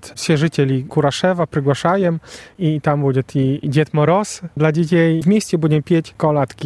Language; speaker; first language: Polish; non-native, local second language; Belarusian